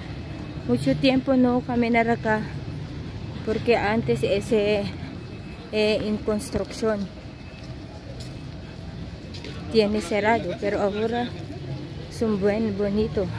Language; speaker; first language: Spanish; non-native, learner; Filipino